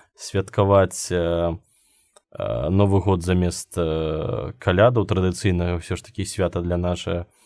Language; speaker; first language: Belarusian; non-native, local second language; Russian